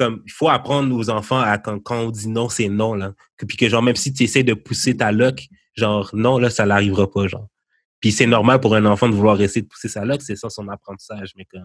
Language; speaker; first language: French; native; French